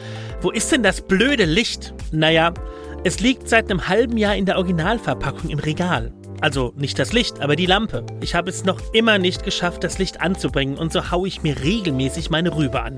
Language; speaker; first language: German; native; German